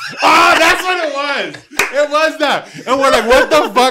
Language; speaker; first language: English; early bilingual, other home language; Spanish